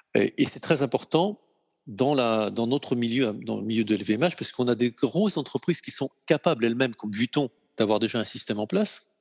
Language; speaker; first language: French; non-native, fluent; Ukrainian